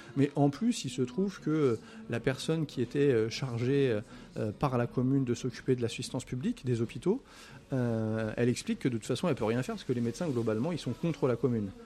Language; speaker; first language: French; native; French